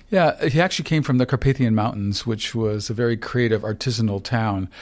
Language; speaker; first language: English; non-native, fluent; Ukrainian